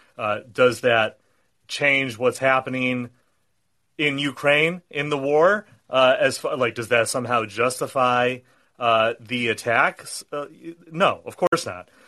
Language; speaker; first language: English; native; English